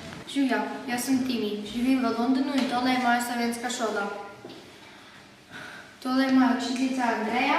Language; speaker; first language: Slovenian; early bilingual, heritage; Slovenian